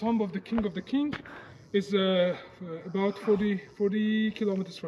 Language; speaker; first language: English; non-native, learner; Persian